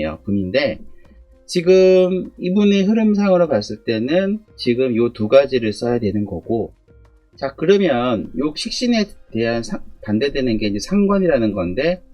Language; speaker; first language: Korean; native; Korean